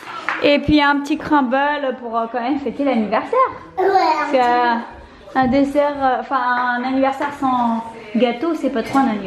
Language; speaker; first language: French; native; French